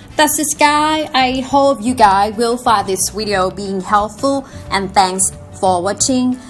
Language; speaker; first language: English; non-native, fluent; Thai